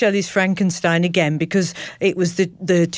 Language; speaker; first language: English; native; English